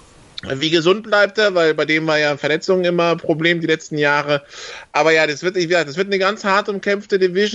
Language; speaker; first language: German; native; German